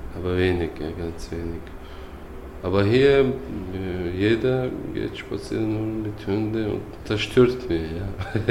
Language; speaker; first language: German; non-native, learner; Chechen